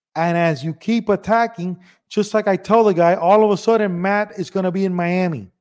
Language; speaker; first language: English; early bilingual, other home language; Spanish